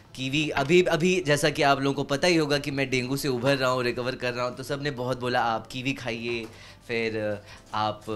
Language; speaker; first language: Hindi; native; Hindi